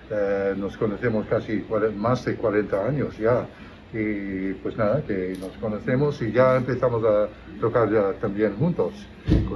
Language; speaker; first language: Spanish; early bilingual, other home language; English